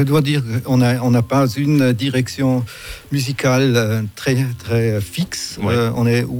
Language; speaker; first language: French; non-native, fluent; German